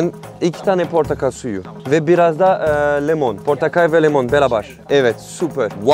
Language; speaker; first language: Turkish; non-native, learner; French